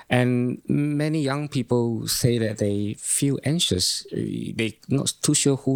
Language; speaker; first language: English; non-native, local second language; Chinese